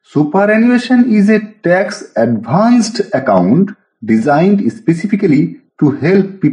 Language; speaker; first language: English; non-native, local second language; Bangla